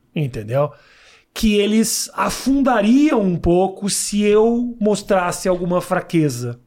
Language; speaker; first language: Portuguese; native; Portuguese